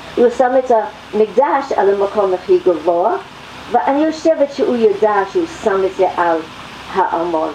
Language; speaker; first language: Hebrew; non-native, fluent; English